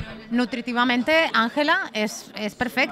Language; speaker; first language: Spanish; native; Spanish